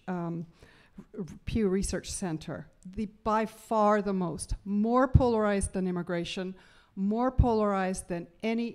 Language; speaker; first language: English; native; English